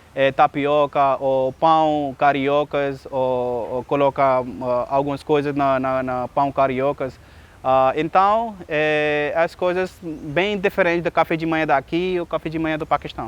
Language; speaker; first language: Portuguese; non-native, learner; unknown